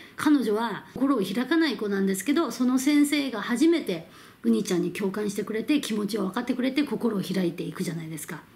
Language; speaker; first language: Japanese; non-native, fluent; Korean